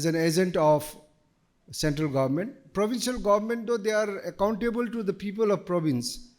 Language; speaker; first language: English; non-native, local second language; Nepali